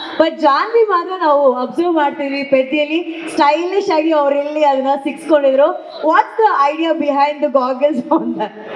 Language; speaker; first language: Kannada; native; Kannada